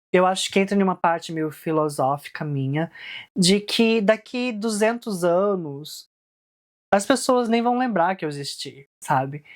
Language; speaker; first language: Portuguese; early bilingual, heritage; Portuguese